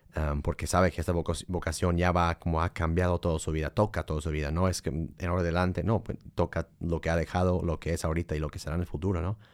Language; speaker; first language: Spanish; early bilingual, heritage; Spanish